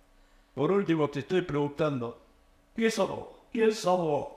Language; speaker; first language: Spanish; native; Spanish